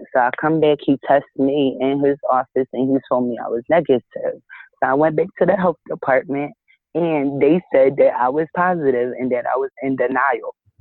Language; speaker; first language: English; native; English